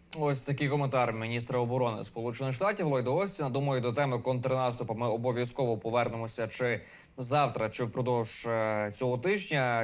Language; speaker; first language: Ukrainian; native; Ukrainian